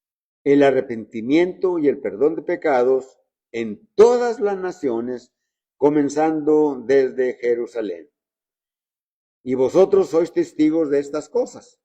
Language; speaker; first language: Spanish; native; Spanish